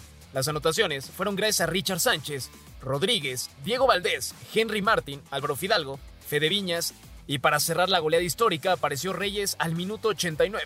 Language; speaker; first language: Spanish; native; Spanish